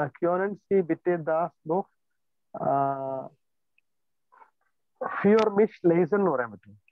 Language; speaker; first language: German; non-native, learner; Malayalam